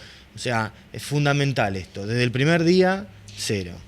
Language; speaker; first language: Spanish; native; Spanish